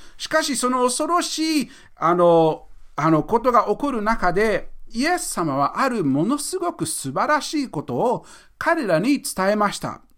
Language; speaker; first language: Japanese; non-native, fluent; English